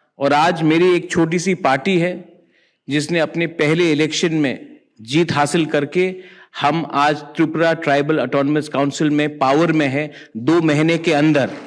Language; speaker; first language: Hindi; non-native, local second language; Kok Borok